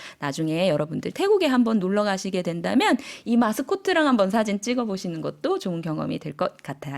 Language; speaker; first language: Korean; native; Korean